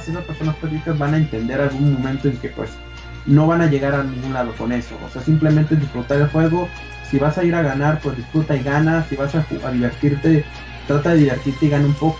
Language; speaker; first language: Spanish; native; Spanish